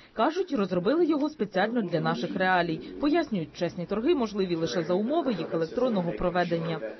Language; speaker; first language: Ukrainian; native; Ukrainian